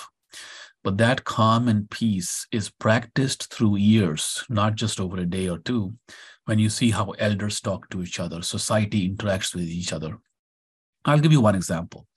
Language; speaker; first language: English; non-native, local second language; Punjabi